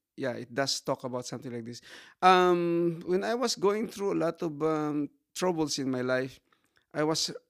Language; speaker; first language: English; non-native, local second language; Hiligaynon